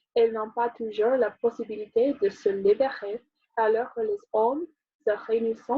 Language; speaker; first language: French; non-native, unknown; English